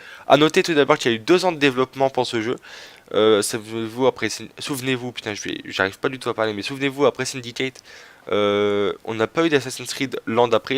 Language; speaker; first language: French; native; French